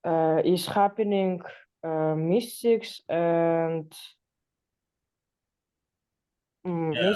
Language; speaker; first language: English; non-native, learner; Russian